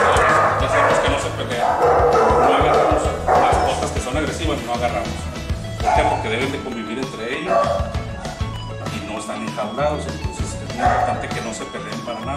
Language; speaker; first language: Spanish; native; Spanish